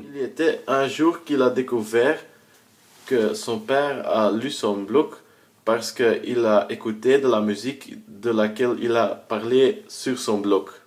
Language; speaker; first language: French; non-native, learner; Dutch